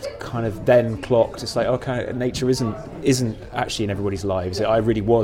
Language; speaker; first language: English; native; English